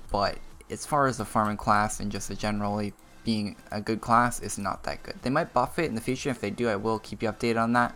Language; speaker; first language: English; native; English